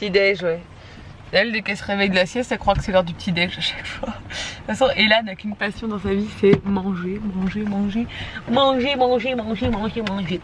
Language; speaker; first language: French; native; French